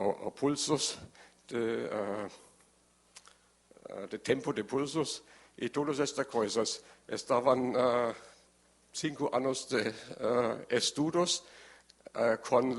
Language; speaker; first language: Portuguese; non-native, learner; German